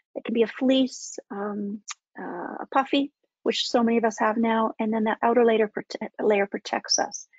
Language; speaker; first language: English; native; English